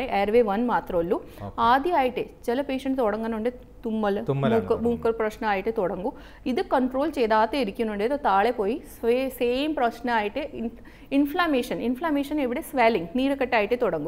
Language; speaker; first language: Malayalam; non-native, fluent; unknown